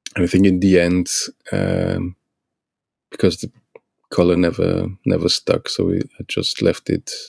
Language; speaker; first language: English; non-native, fluent; Portuguese